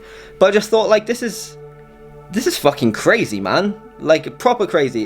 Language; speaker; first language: English; native; English